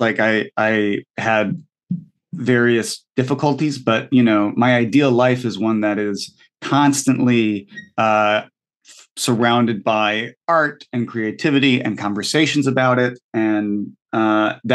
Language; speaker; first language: English; native; English